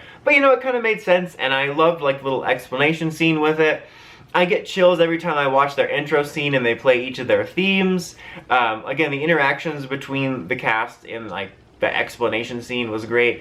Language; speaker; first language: English; native; English